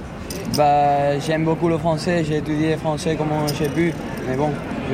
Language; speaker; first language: French; non-native, learner; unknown